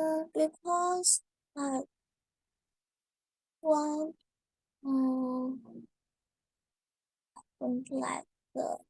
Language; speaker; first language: English; non-native, learner; Chinese